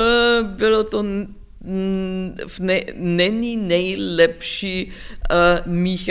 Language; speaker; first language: Czech; non-native, learner; German